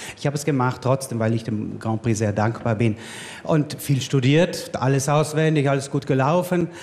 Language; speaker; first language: German; non-native, local second language; Italian